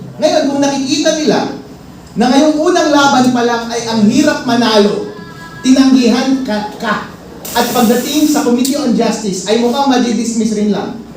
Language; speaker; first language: Filipino; non-native, local second language; Iloko